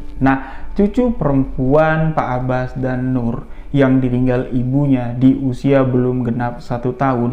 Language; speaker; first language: Indonesian; native; Indonesian